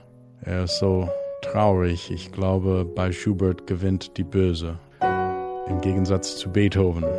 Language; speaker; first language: German; non-native, fluent; English